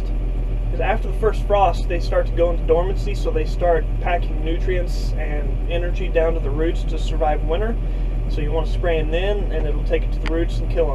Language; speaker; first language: English; native; English